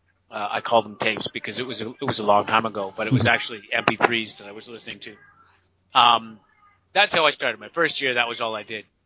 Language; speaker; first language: English; native; English